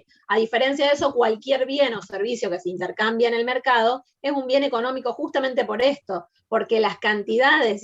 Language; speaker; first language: Spanish; native; Spanish